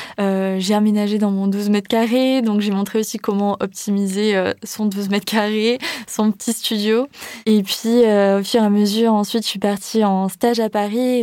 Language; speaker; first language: French; native; French